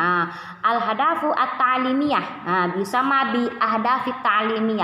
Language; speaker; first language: Arabic; non-native, learner; Indonesian